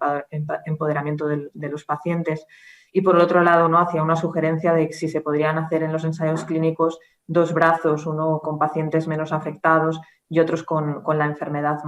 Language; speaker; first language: Spanish; native; Spanish